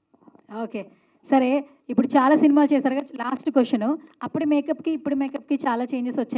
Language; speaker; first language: Telugu; native; Telugu